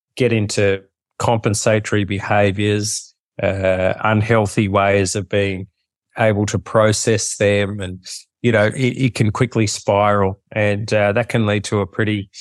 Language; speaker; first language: English; native; English